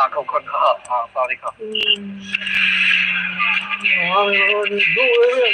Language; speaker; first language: Thai; non-native, learner; Chinese